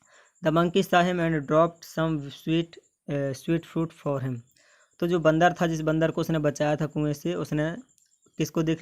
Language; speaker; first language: Hindi; native; Hindi